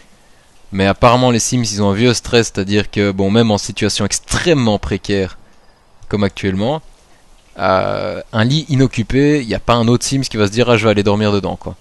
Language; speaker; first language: French; native; French